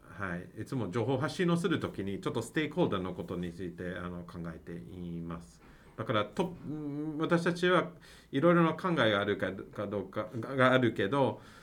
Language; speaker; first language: Japanese; non-native, fluent; English